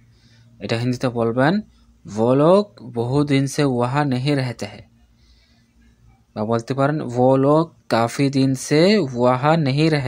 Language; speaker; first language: Hindi; non-native, fluent; Bangla